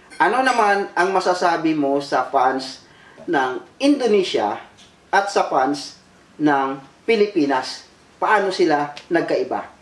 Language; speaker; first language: Filipino; native; Filipino